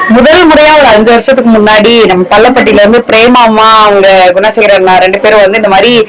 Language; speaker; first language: Tamil; native; Tamil